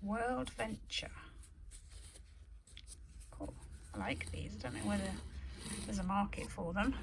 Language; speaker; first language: English; native; English